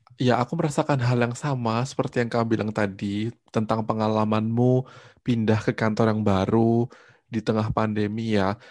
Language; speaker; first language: Indonesian; native; Indonesian